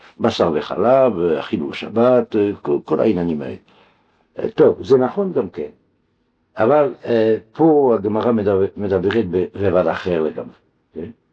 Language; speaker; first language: Hebrew; non-native, fluent; French